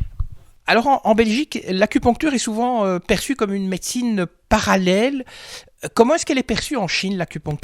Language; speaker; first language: French; native; French